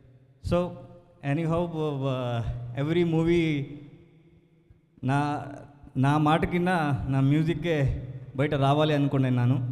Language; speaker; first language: Telugu; non-native, local second language; Kannada